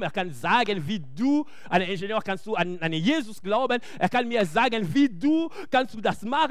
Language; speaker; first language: German; non-native, fluent; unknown